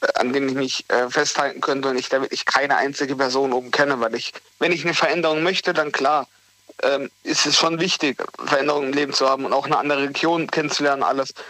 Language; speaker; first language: German; native; German